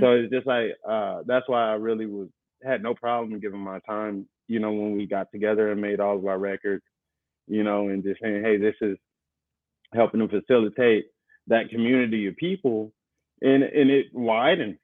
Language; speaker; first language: English; native; English